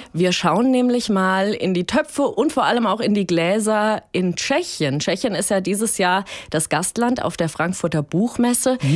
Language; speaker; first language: German; native; German